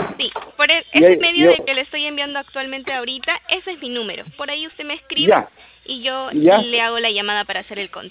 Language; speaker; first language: Spanish; native; Spanish